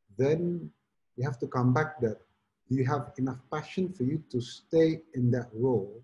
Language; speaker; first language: English; non-native, fluent; Indonesian